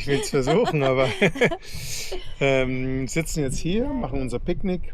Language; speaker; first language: German; native; German